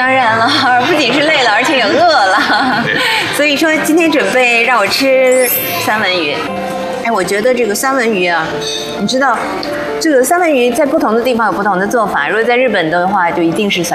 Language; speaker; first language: Chinese; native; Chinese